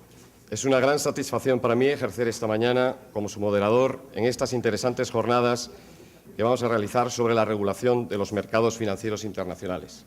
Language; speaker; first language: Spanish; native; Spanish